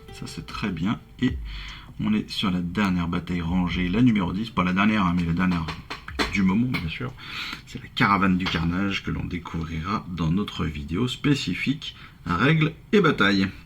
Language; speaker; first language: French; native; French